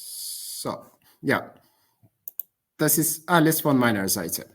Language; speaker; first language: German; non-native, fluent; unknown